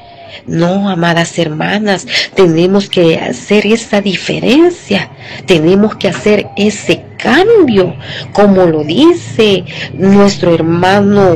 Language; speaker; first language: Spanish; native; Spanish